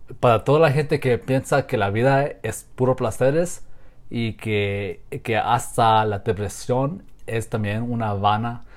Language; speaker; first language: Spanish; non-native, learner; English